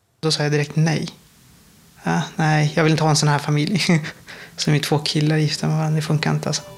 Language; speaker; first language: Swedish; non-native, fluent; Persian